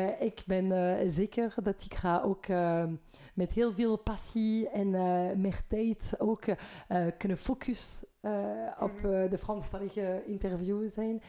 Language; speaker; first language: Dutch; non-native, fluent; French